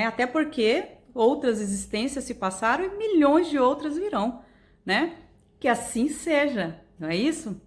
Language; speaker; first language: Portuguese; native; Portuguese